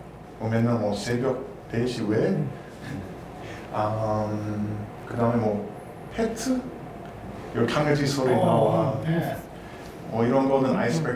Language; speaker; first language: Korean; non-native, learner; English